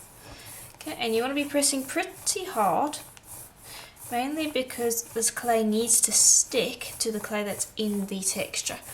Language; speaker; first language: English; native; English